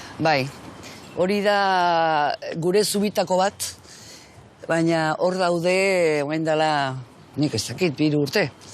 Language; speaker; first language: Basque; early bilingual, heritage; Basque